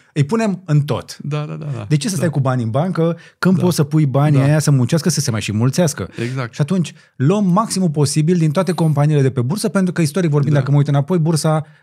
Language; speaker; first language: Romanian; native; Romanian